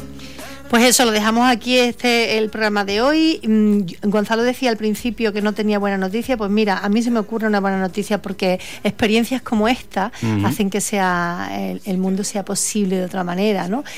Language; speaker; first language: Spanish; native; Spanish